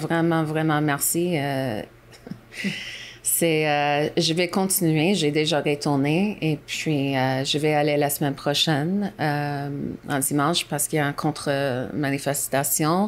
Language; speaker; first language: French; non-native, local second language; English